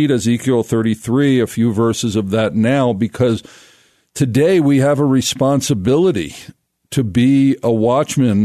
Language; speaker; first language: English; native; English